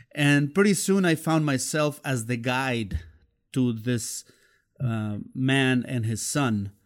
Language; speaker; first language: English; non-native, fluent; Spanish